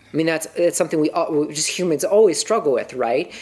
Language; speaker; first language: English; native; English